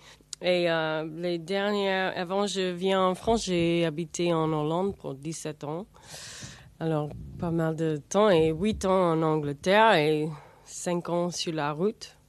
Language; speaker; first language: French; non-native, learner; English